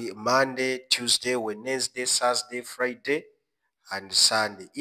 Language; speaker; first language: English; non-native, local second language; Swahili